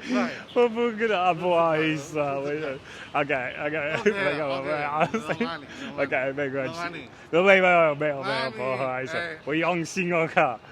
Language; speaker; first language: Chinese; non-native, learner; English